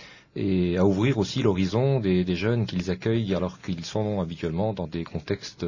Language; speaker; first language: French; native; French